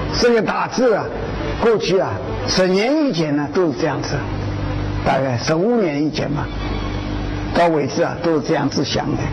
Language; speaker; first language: Chinese; non-native, local second language; Wu Chinese